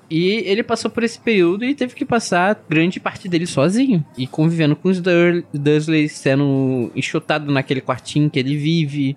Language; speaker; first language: Portuguese; native; Portuguese